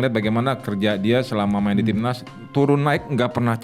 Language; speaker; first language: Indonesian; native; Indonesian